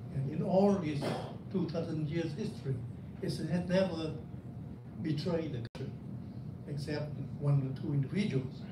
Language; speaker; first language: English; non-native, fluent; Vietnamese